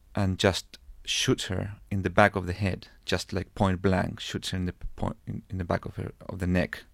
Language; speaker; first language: English; non-native, fluent; Spanish